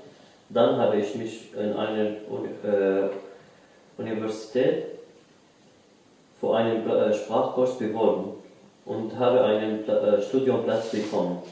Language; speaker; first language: German; non-native, learner; Arabic